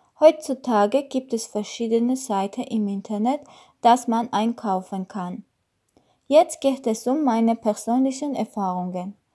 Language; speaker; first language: German; non-native, learner; Armenian